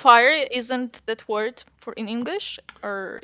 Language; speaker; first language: English; non-native, fluent; Ukrainian